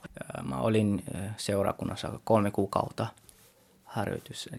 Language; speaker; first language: Finnish; non-native, learner; Tswana